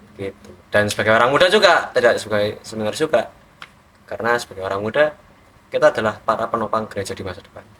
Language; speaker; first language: Indonesian; native; Indonesian